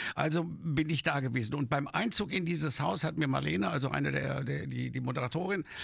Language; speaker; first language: German; native; German